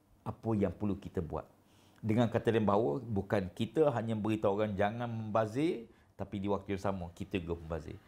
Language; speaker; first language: Malay; native; Malay